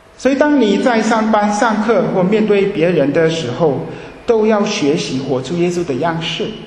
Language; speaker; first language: Chinese; early bilingual, heritage; Chinese